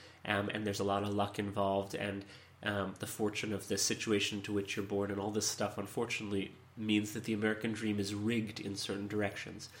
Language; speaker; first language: English; native; English